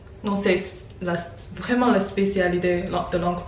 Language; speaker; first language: French; non-native, learner; Chinese